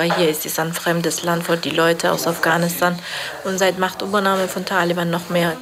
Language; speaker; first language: German; non-native, fluent; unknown